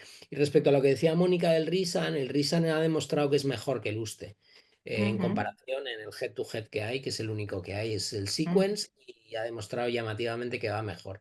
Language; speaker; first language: Spanish; native; Spanish